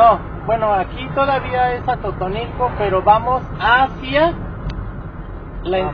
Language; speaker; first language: Spanish; native; Spanish